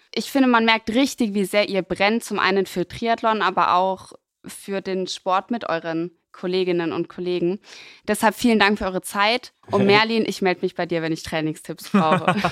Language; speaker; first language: German; native; German